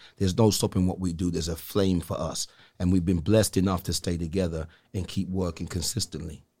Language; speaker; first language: English; native; English